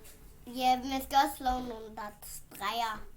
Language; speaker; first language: Danish; early bilingual, other home language; Kinyarwanda